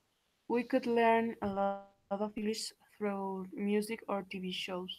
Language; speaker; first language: English; non-native, learner; Spanish